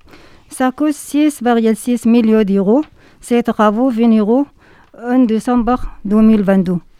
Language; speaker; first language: French; non-native, learner; Arabic